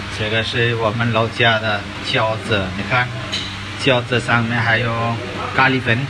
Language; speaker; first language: Chinese; non-native, fluent; Hindi